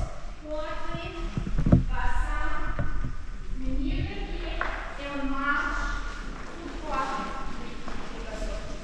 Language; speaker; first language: French; non-native, fluent; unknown